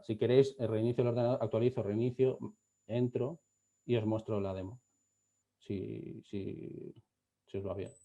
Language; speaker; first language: Spanish; native; Spanish